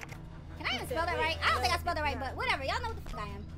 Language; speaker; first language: English; native; English